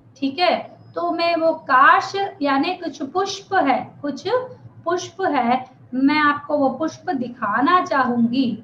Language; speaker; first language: Hindi; non-native, local second language; Telugu